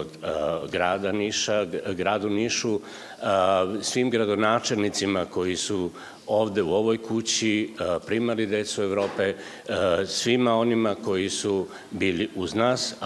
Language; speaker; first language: Serbian; native; Serbian